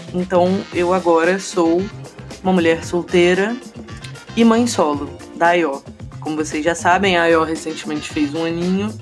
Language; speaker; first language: Portuguese; native; Portuguese